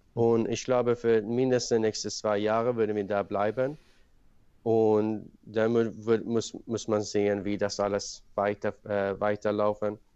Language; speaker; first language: German; non-native, learner; Swedish